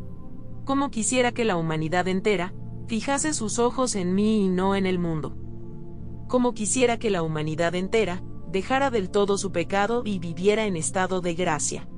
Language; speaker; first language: Spanish; native; Spanish